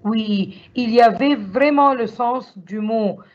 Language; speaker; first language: French; non-native, learner; Arabic